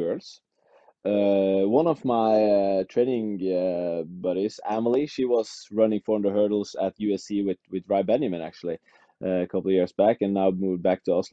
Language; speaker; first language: English; non-native, fluent; Norwegian